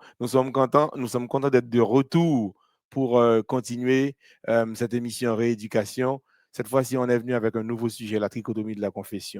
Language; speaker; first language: French; non-native, local second language; Haitian Creole